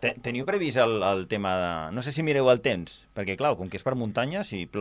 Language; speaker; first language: Catalan; native; Catalan